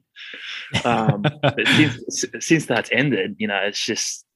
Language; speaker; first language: English; native; English